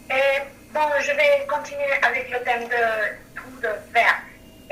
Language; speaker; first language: French; non-native, learner; Spanish